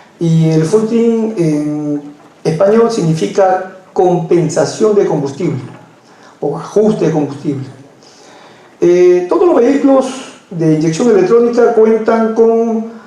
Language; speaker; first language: Spanish; native; Spanish